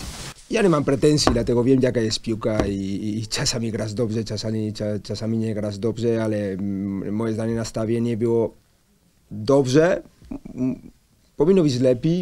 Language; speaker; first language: Polish; non-native, learner; Spanish